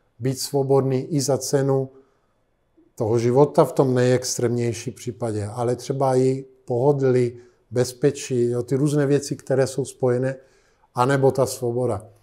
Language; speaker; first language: Czech; non-native, fluent; Italian